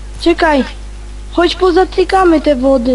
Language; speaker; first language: Polish; native; Polish